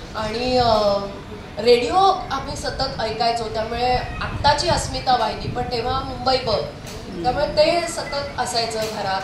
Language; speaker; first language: Marathi; non-native, local second language; Konkani